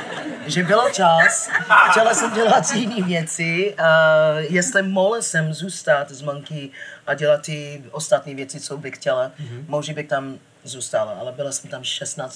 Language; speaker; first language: Czech; non-native, fluent; English